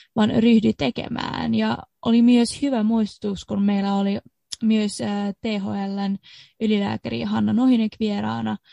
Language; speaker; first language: Finnish; non-native, fluent; Swedish